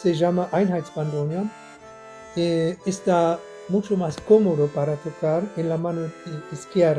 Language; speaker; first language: Spanish; non-native, learner; German